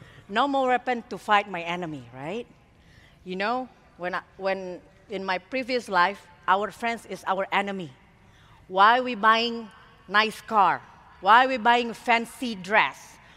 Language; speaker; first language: English; non-native, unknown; Indonesian